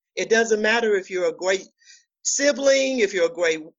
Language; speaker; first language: English; native; English